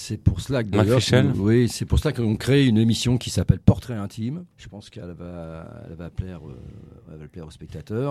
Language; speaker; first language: French; native; French